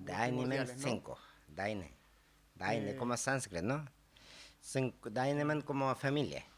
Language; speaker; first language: Spanish; non-native, learner; Tibetan